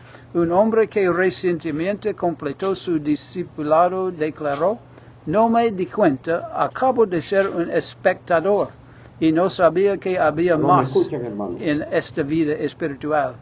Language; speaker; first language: Spanish; non-native, fluent; English